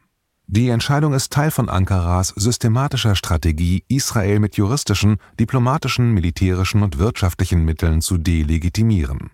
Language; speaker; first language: German; native; German